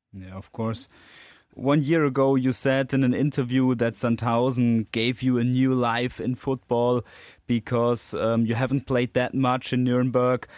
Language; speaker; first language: English; non-native, fluent; German